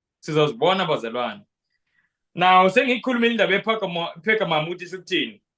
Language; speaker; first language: Zulu; non-native, local second language; Xhosa